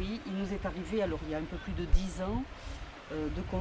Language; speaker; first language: French; native; French